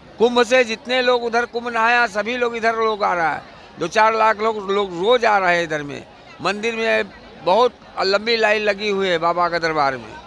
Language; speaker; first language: Hindi; native; Hindi